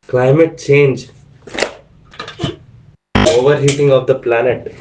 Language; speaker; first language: Hindi; native; Hindi